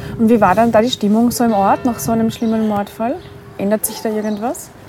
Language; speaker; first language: German; native; German